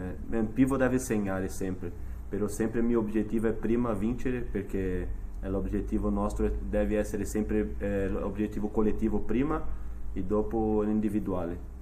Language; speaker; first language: Italian; non-native, fluent; Portuguese